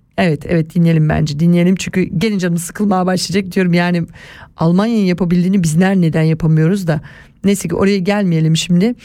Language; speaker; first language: Turkish; early bilingual, heritage; Turkish